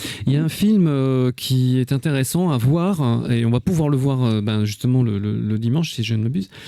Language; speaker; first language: French; native; French